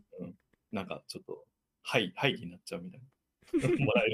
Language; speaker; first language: Japanese; native; Japanese